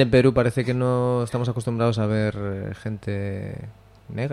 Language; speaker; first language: Spanish; native; Spanish